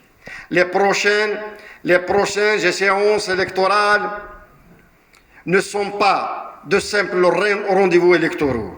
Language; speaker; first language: French; non-native, local second language; Kabyle